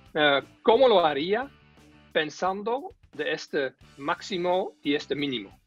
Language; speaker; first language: Spanish; non-native, fluent; Dutch